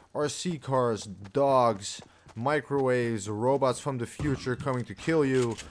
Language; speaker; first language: English; non-native, fluent; Dutch